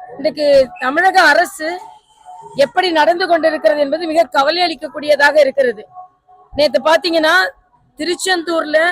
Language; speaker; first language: Tamil; native; Tamil